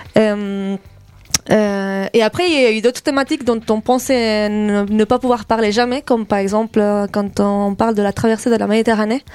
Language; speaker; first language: French; native; French